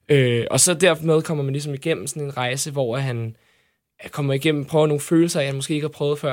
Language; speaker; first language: Danish; native; Danish